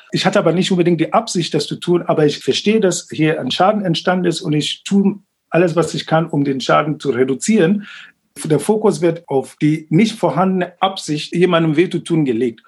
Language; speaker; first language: German; non-native, fluent; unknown